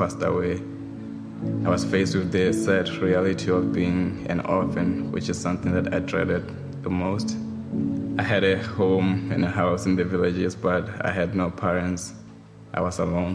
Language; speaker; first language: English; non-native, local second language; Southern Sotho